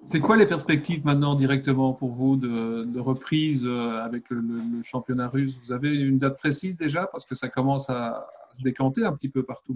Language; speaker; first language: French; native; French